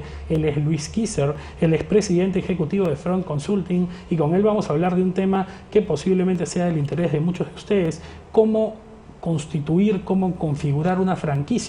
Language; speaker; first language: Spanish; native; Spanish